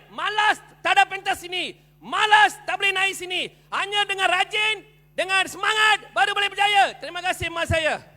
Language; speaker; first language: Malay; non-native, local second language; Tamil